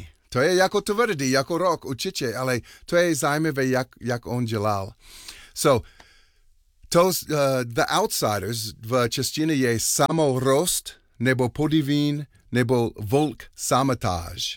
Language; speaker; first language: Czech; non-native, learner; English